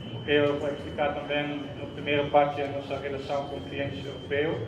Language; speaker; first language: Portuguese; non-native, fluent; Dutch